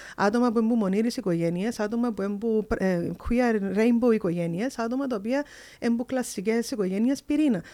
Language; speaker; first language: Greek; early bilingual, heritage; Greek